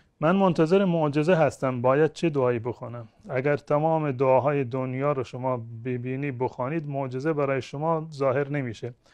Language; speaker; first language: Persian; non-native, local second language; Baluchi